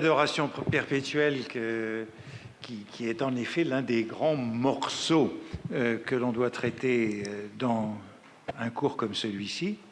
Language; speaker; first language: French; native; French